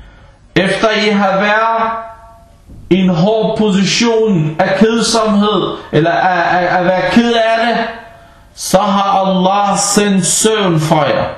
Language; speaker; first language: Danish; early bilingual, other home language; Arabic